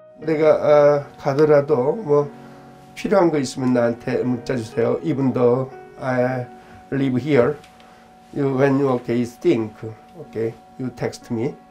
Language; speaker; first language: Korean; native; Korean